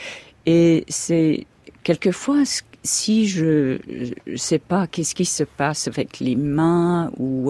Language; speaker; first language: French; non-native, fluent; English